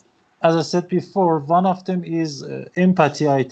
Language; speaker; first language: English; non-native, learner; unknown